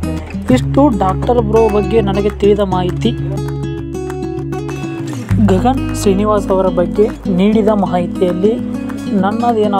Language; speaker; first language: Kannada; native; Kannada